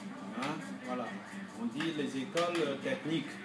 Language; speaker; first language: French; non-native, fluent; Chinese